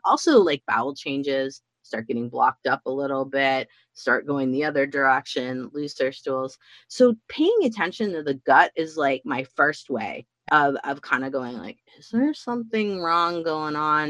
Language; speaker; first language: English; native; English